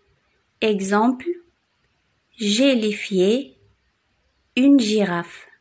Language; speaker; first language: French; non-native, fluent; Arabic